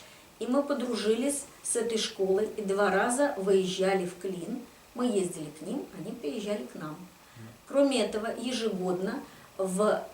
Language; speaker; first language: Russian; native; Russian